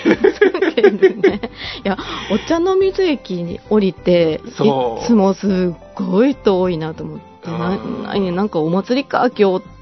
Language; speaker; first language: Japanese; native; Japanese